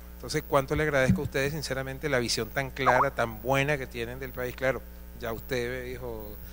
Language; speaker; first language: Spanish; native; Spanish